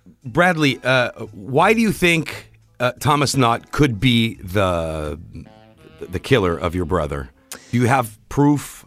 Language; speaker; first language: English; non-native, fluent; Italian